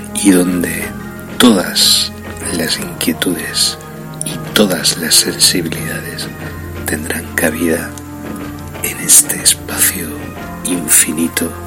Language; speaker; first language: Spanish; native; Spanish